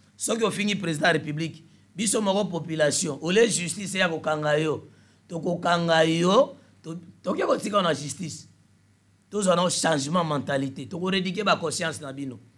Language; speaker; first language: Lingala; native; Lingala